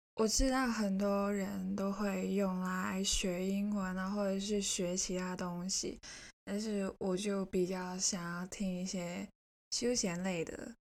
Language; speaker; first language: Chinese; non-native, local second language; Cantonese